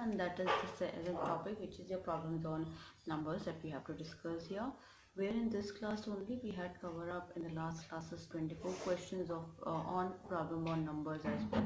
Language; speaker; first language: English; non-native, local second language; Hindi